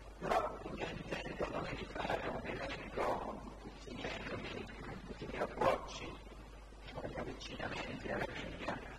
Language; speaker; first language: Italian; non-native, fluent; French